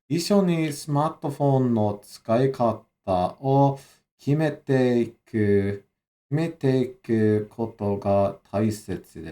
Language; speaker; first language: Japanese; non-native, learner; English